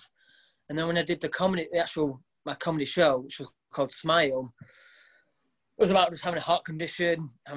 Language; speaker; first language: English; native; English